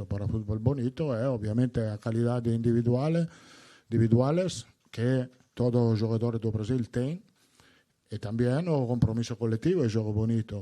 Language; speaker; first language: Spanish; non-native, fluent; Italian